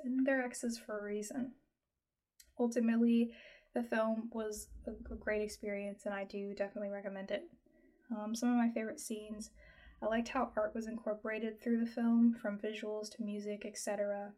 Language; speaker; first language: English; native; English